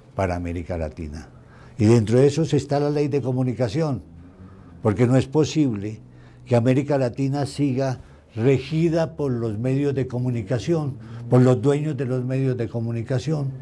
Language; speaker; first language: Spanish; native; Spanish